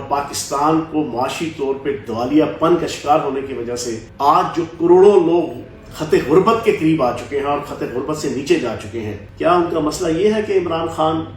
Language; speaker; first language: Urdu; native; Urdu